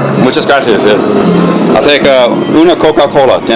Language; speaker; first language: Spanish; non-native, learner; English